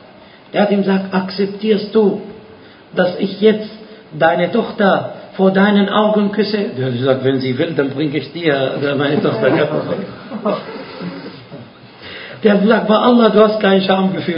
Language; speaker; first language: German; non-native, fluent; Arabic